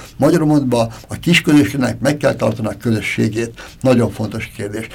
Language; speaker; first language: Hungarian; native; Hungarian